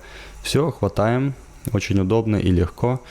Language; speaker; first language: Russian; native; Russian